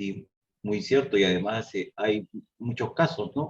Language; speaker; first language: Spanish; native; Spanish